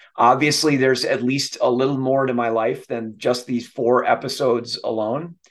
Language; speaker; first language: English; native; English